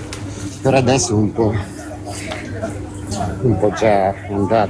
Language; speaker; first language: Italian; non-native, learner; Ukrainian